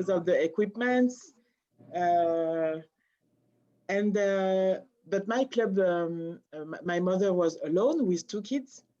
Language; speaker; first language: English; non-native, learner; French